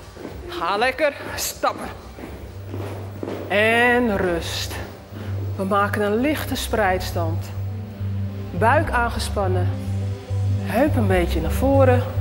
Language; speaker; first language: Dutch; native; Dutch